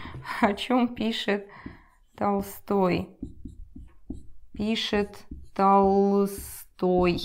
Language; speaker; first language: Russian; non-native, learner; English